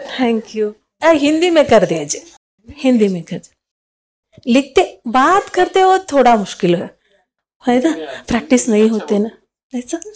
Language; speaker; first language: Hindi; non-native, local second language; Kannada